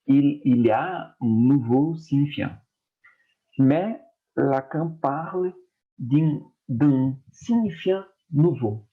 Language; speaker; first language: French; non-native, fluent; Portuguese